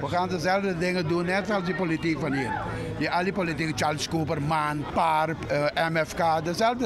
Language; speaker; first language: Dutch; non-native, learner; Papiamento